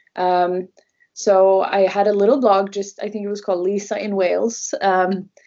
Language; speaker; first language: English; non-native, fluent; Norwegian